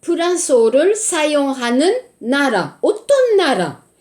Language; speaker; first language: Korean; non-native, learner; French